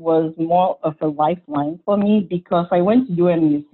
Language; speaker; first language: English; non-native, local second language; Igbo